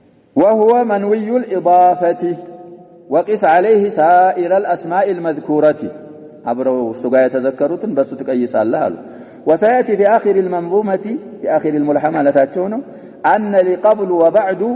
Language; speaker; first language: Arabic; non-native, fluent; Amharic